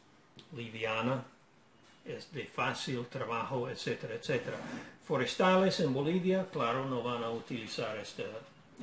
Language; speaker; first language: Spanish; non-native, fluent; English